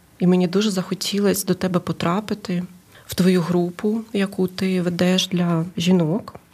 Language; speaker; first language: Ukrainian; native; Ukrainian